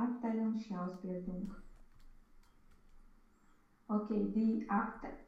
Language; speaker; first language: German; non-native, learner; Romanian